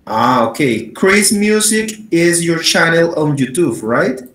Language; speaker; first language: English; non-native, fluent; Spanish